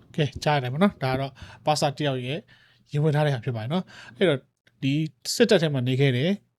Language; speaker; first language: Burmese; native; Burmese